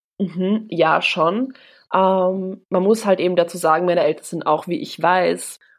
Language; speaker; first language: German; early bilingual, other home language; Polish